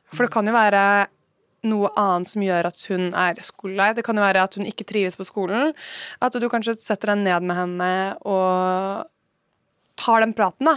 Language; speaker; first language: Norwegian; native; Norwegian